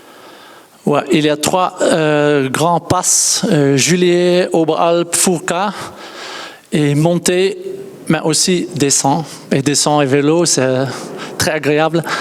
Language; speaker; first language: French; non-native, learner; Dutch